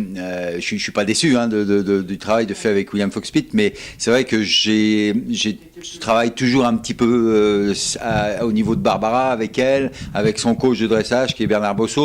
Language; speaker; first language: French; native; French